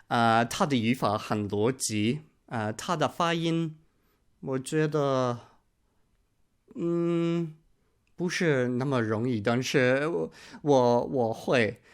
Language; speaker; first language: Chinese; non-native, learner; English